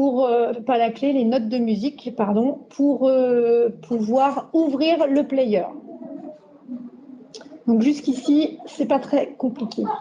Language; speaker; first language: French; native; French